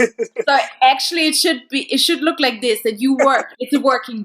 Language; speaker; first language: English; non-native, fluent; German